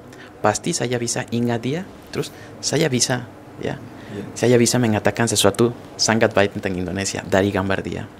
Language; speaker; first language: Indonesian; non-native, fluent; Spanish